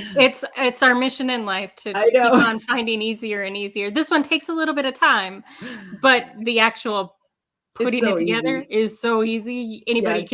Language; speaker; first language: English; native; English